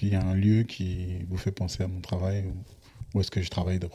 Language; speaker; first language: French; native; French